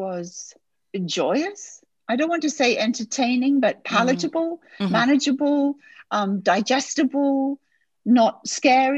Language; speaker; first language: English; native; English